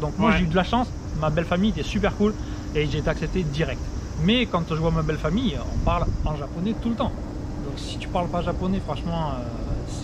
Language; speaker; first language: French; native; French